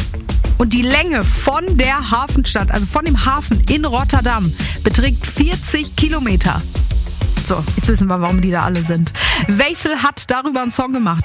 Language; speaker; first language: German; native; German